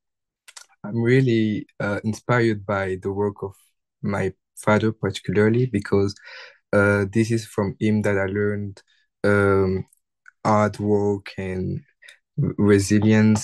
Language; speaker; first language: English; non-native, fluent; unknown